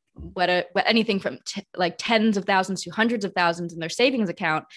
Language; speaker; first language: English; native; English